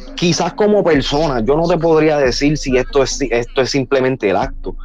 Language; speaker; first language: Spanish; native; Spanish